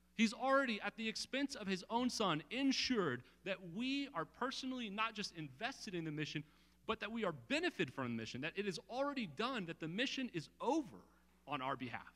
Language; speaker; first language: English; native; English